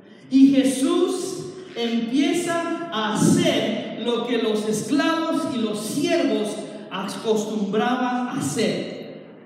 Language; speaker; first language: Spanish; early bilingual, heritage; Spanish